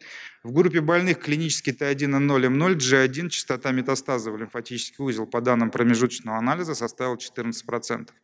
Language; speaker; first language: Russian; native; Russian